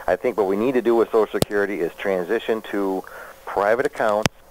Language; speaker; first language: English; native; English